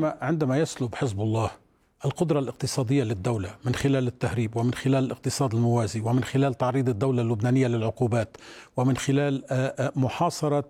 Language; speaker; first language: Arabic; native; Arabic